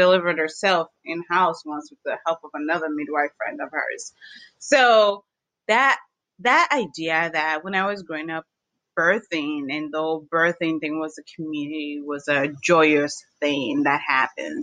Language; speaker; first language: English; native; English